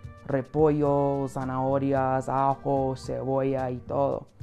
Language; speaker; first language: Spanish; non-native, fluent; English